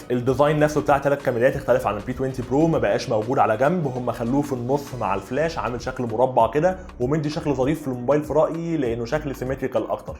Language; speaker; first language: Arabic; native; Arabic